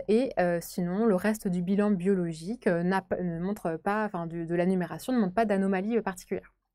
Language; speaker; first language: French; native; French